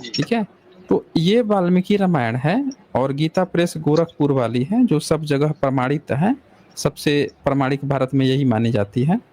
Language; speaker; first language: Hindi; native; Hindi